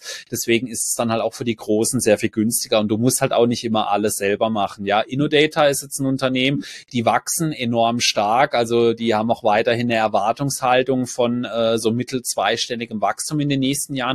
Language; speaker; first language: German; native; German